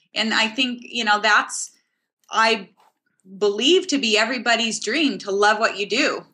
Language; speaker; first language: English; native; English